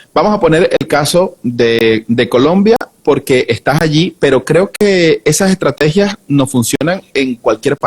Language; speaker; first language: Spanish; native; Spanish